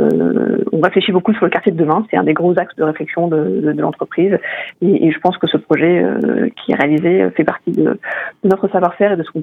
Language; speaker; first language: French; native; French